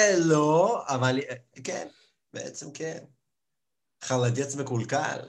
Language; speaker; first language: Hebrew; early bilingual, other home language; Russian